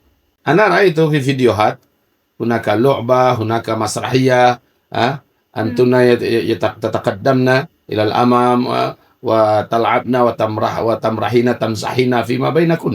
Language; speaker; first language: Arabic; non-native, fluent; Indonesian